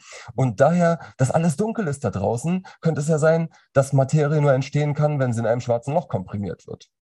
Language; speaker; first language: German; native; German